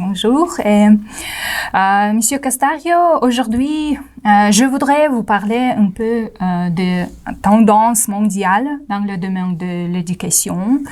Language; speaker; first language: French; non-native, fluent; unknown